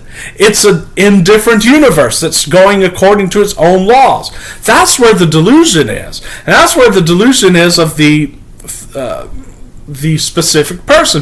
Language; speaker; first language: English; native; English